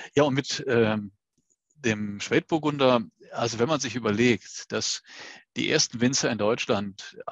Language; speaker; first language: German; native; German